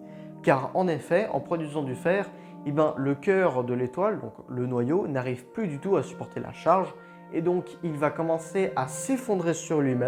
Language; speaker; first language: French; native; French